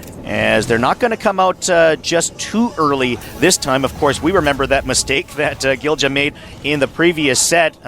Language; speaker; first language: English; native; English